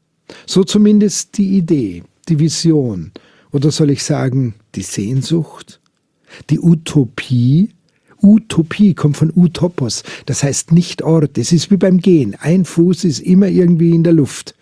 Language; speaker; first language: German; native; German